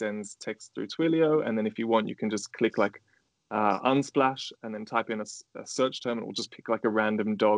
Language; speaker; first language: English; native; English